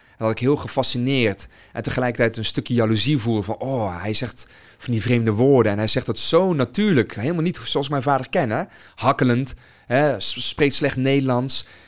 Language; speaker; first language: Dutch; native; Dutch